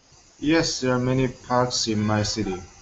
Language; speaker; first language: English; non-native, fluent; Chinese